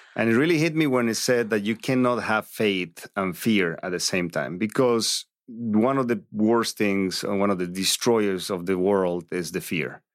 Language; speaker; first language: English; non-native, fluent; Spanish